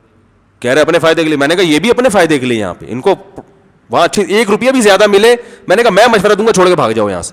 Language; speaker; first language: Urdu; native; Urdu